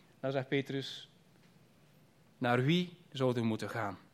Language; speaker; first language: Dutch; native; Dutch